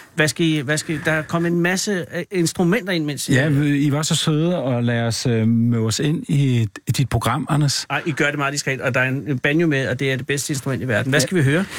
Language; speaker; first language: Danish; non-native, fluent; English